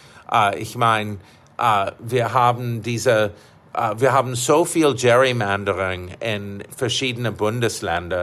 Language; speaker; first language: German; non-native, fluent; English